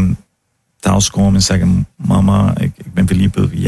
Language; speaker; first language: Dutch; non-native, fluent; Portuguese